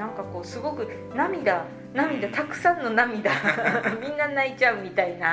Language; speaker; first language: Japanese; native; Japanese